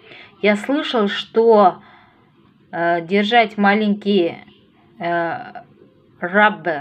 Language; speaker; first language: Russian; non-native, local second language; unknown